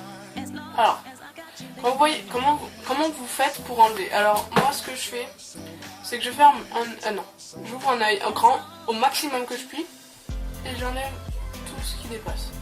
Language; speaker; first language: French; native; French